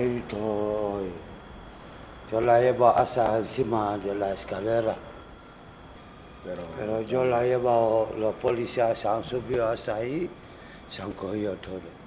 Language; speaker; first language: Spanish; non-native, learner; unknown